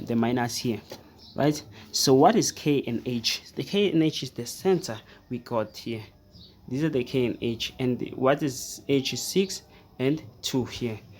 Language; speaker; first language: English; non-native, fluent; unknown